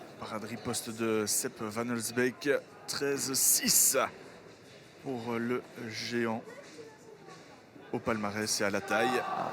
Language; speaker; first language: French; native; French